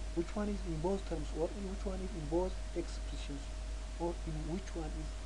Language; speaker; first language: English; non-native, local second language; Amharic